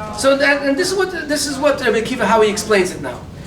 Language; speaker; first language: English; native; English